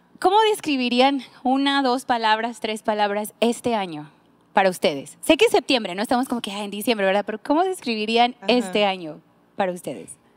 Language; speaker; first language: Spanish; native; Spanish